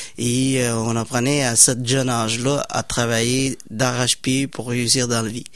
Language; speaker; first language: French; non-native, fluent; Somali